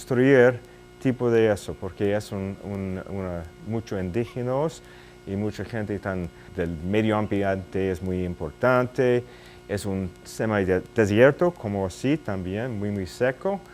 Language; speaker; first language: Spanish; non-native, learner; English